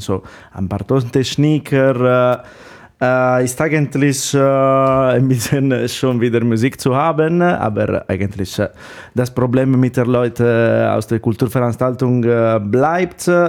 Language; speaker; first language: German; non-native, learner; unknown